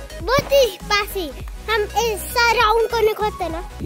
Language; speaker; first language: Hindi; non-native, local second language; Marathi